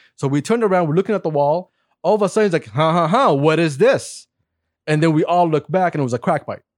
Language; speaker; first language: English; non-native, fluent; Arabic